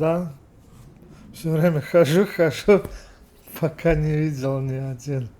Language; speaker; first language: Russian; non-native, local second language; Latvian